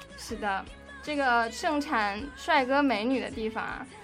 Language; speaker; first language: Chinese; native; Chinese